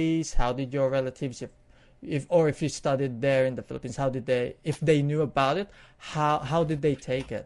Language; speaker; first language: English; non-native, local second language; Pampanga